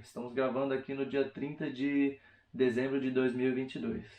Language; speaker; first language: Portuguese; native; Portuguese